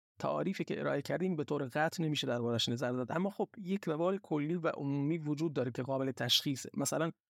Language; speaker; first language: Persian; non-native, local second language; Baluchi